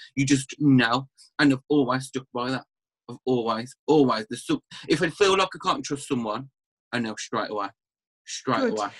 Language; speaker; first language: English; native; English